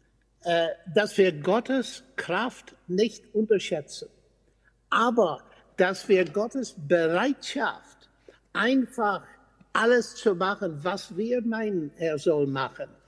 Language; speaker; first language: German; non-native, fluent; English